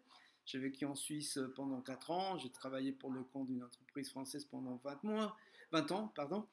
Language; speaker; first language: French; non-native, fluent; Spanish